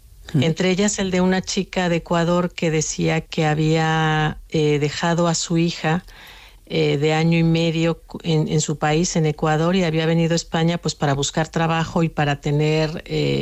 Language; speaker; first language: Spanish; native; Spanish